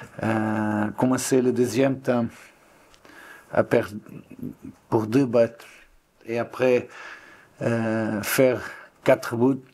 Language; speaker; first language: French; non-native, learner; Portuguese